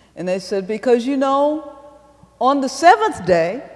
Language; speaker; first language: English; native; English